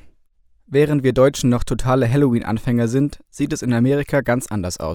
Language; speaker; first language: German; native; German